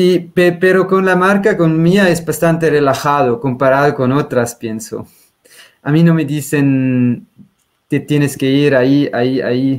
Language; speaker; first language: Spanish; non-native, fluent; Swiss German